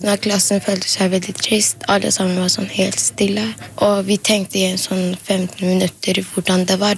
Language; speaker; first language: Norwegian; native; Norwegian